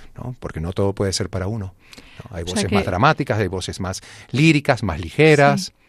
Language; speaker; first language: Spanish; native; Spanish